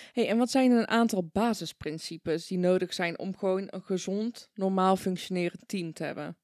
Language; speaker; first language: Dutch; early bilingual, other home language; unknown